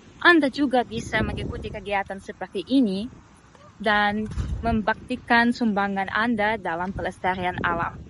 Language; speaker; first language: Indonesian; non-native, fluent; Russian